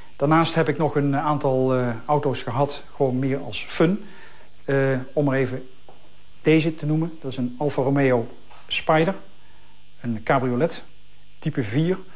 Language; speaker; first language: Dutch; native; Dutch